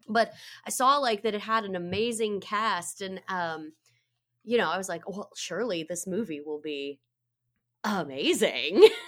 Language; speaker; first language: English; native; English